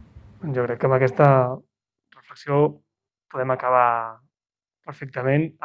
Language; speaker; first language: Catalan; native; Catalan